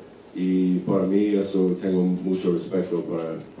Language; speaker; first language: Spanish; non-native, learner; English